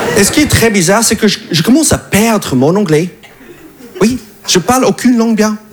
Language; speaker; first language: French; non-native, fluent; English